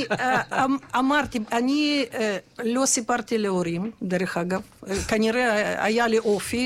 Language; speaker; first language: Hebrew; non-native, fluent; Ukrainian